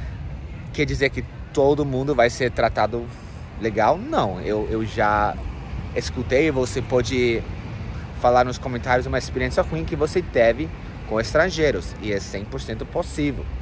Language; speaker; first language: Portuguese; non-native, fluent; English